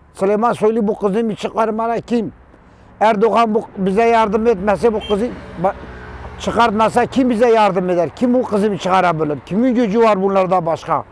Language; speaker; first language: Turkish; non-native, local second language; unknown